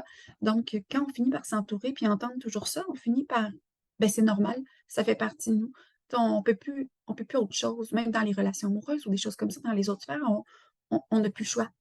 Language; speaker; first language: French; native; French